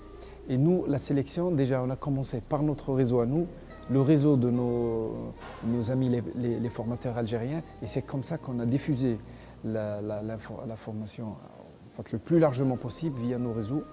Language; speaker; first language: French; non-native, local second language; Arabic